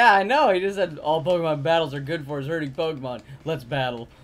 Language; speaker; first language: English; native; English